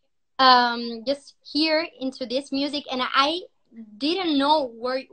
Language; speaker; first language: English; non-native, learner; Spanish